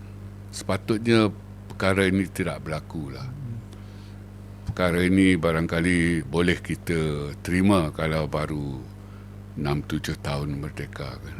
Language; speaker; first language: Malay; native; Malay